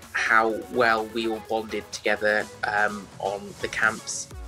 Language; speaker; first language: English; native; English